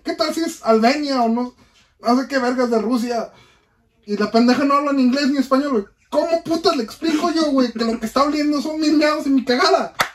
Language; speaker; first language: Spanish; early bilingual, other home language; English